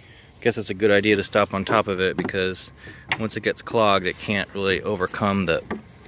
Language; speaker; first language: English; native; English